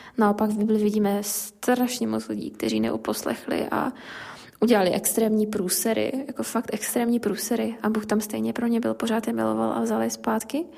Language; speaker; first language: Czech; native; Czech